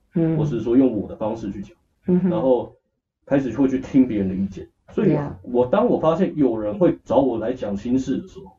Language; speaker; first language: Chinese; native; Chinese